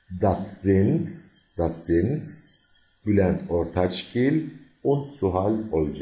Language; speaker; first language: German; non-native, fluent; Turkish